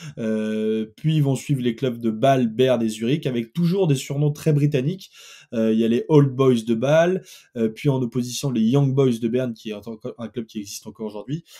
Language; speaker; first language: French; native; French